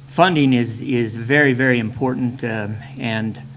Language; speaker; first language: English; native; English